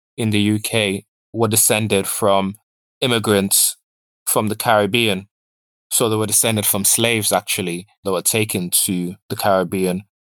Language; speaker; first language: English; early bilingual, other home language; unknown